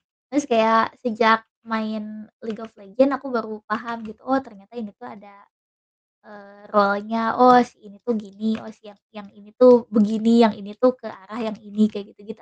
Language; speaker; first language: Indonesian; native; Indonesian